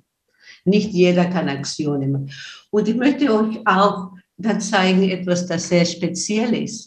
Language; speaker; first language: German; non-native, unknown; Spanish